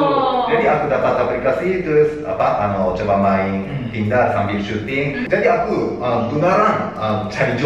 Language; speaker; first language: Indonesian; non-native, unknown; Japanese